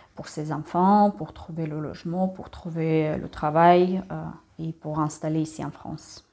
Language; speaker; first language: French; non-native, learner; Ukrainian